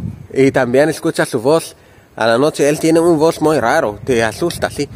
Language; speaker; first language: Spanish; non-native, fluent; Arabic